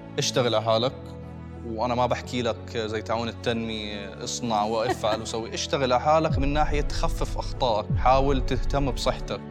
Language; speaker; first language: Arabic; native; Arabic